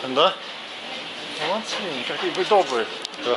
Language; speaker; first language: Russian; non-native, learner; English